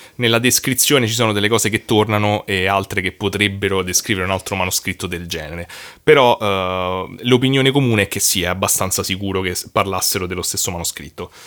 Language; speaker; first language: Italian; native; Italian